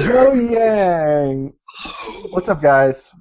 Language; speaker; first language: English; native; English